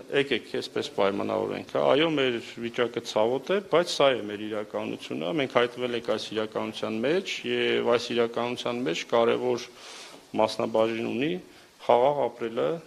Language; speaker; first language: Armenian; native; Armenian